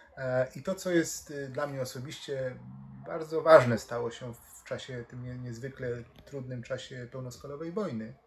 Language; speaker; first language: Polish; native; Polish